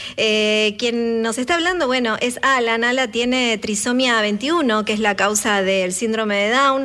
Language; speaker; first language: Spanish; native; Spanish